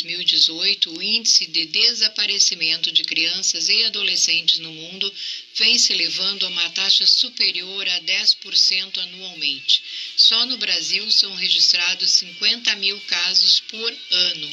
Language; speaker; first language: Portuguese; native; Portuguese